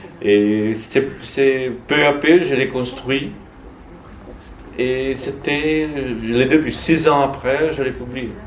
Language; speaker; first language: French; non-native, learner; Portuguese